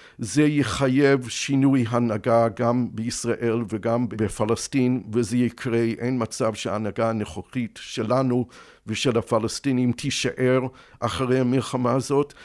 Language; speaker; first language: Hebrew; non-native, fluent; English